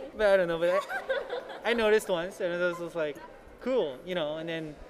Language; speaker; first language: English; native; English